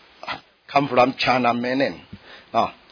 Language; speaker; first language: English; non-native, learner; Min Nan Chinese